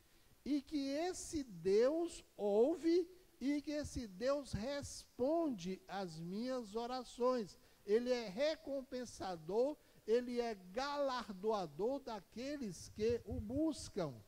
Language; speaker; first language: Portuguese; native; Portuguese